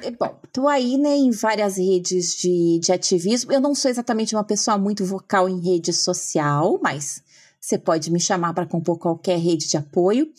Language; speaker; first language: Portuguese; native; Portuguese